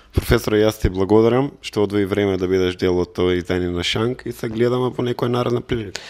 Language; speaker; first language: Macedonian; native; Macedonian